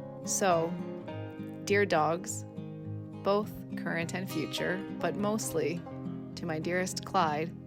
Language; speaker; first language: English; native; English